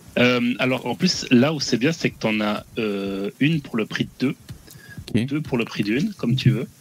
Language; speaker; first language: French; native; French